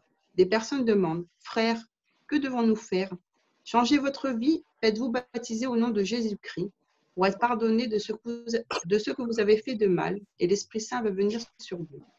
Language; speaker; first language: French; native; French